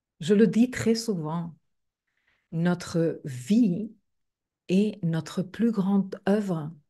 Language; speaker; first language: French; non-native, fluent; Spanish